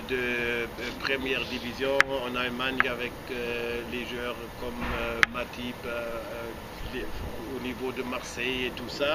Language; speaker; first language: French; non-native, fluent; German